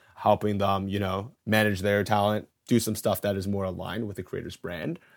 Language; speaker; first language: English; native; English